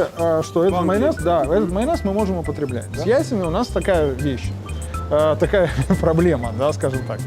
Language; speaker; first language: Russian; native; Russian